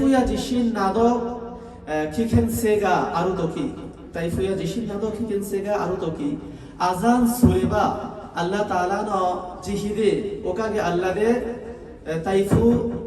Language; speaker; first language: Japanese; non-native, learner; Bangla